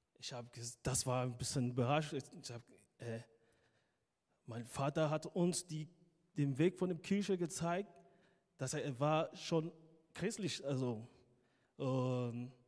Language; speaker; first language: German; non-native, fluent; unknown